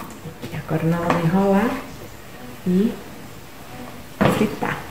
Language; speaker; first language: Portuguese; native; Portuguese